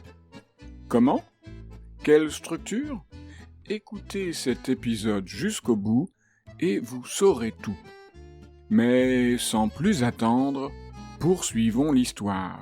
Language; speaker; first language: French; native; French